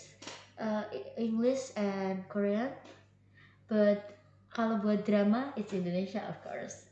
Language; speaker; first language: English; non-native, learner; Indonesian